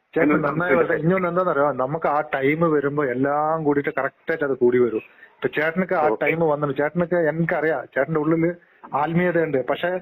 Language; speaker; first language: Malayalam; non-native, local second language; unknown